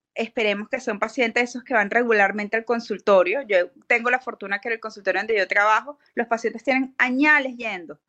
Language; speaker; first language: Spanish; native; Spanish